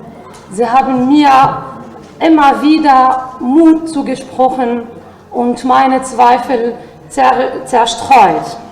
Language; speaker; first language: German; non-native, fluent; Arabic